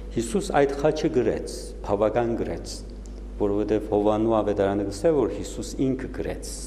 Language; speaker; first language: Armenian; native; Armenian